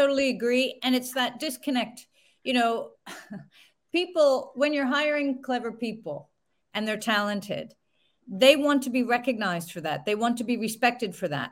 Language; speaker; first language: English; native; English